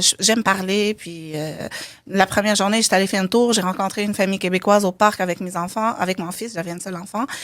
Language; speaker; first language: French; non-native, local second language; Arabic